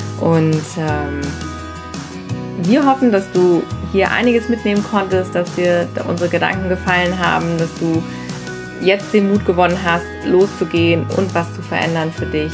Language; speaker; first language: German; native; German